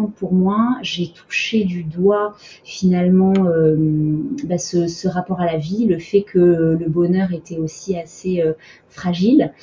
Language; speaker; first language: French; native; French